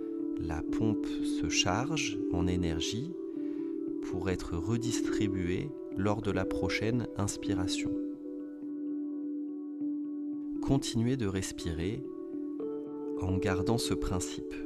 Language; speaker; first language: French; native; French